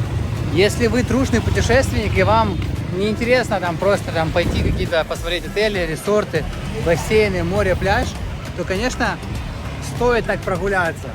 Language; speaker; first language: Russian; native; Russian